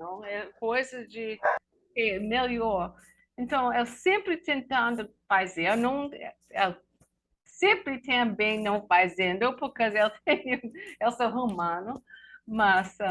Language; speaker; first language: Portuguese; non-native, learner; English